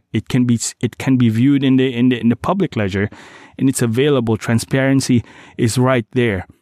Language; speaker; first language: English; non-native, local second language; Cebuano